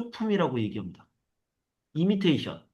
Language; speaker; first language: Korean; native; Korean